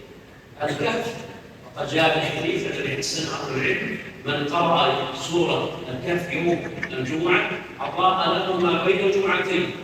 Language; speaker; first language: Arabic; native; Arabic